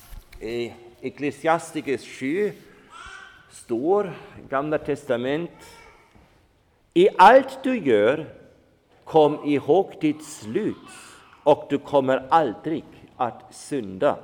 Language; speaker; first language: Swedish; non-native, fluent; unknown